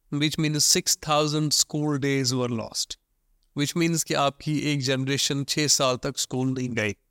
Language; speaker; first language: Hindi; non-native, local second language; Kashmiri